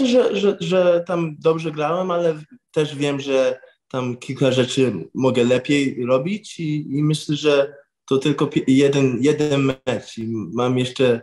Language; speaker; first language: Polish; early bilingual, heritage; English